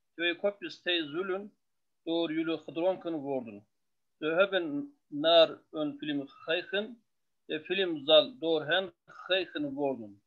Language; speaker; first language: Dutch; non-native, learner; Turkish